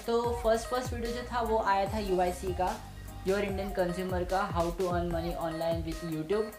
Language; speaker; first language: Hindi; native; Hindi